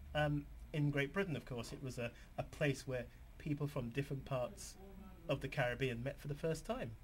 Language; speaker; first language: English; native; English